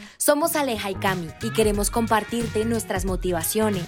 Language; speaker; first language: Spanish; native; Spanish